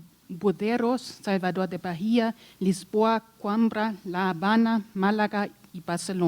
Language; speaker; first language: Spanish; non-native, learner; German